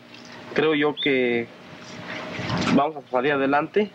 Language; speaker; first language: Spanish; native; Spanish